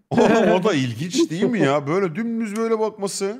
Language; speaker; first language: Turkish; native; Turkish